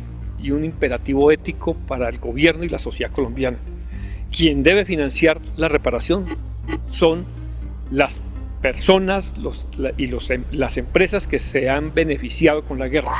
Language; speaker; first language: Spanish; native; Spanish